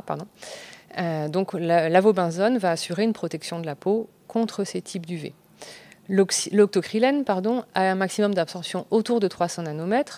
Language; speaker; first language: French; native; French